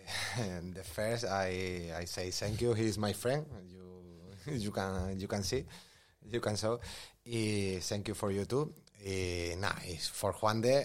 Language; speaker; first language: English; non-native, learner; Spanish